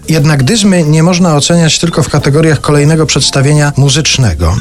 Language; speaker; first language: Polish; native; Polish